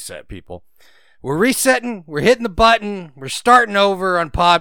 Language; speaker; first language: English; native; English